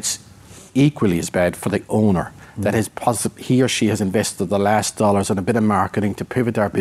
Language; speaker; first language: English; native; English